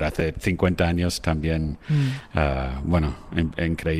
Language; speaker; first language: Spanish; non-native, fluent; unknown